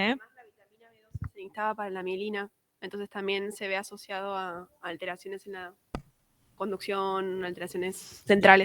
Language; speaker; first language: Spanish; native; Spanish